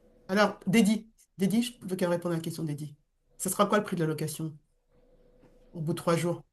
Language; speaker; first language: French; native; French